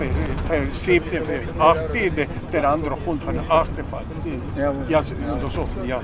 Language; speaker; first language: German; early bilingual, heritage; German